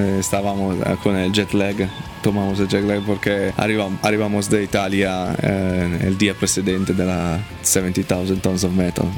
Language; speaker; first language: Spanish; non-native, learner; Italian